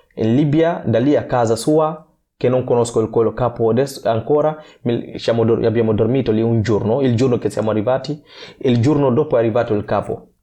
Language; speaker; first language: Italian; non-native, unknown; Fula